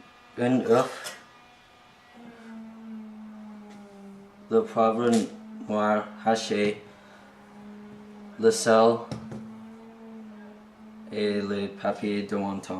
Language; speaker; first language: French; non-native, learner; English